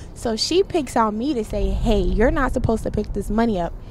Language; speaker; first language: English; native; English